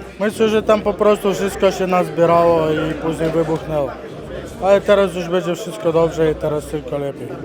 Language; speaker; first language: Polish; non-native, fluent; Ukrainian